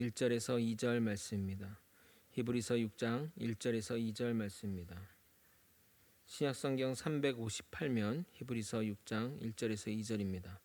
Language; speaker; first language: Korean; native; Korean